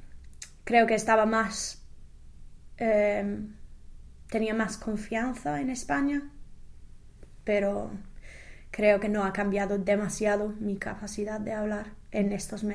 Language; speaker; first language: Spanish; non-native, fluent; English